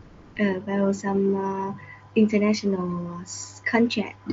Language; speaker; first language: English; non-native, learner; Vietnamese